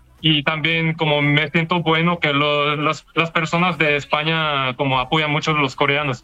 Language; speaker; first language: Spanish; non-native, learner; Korean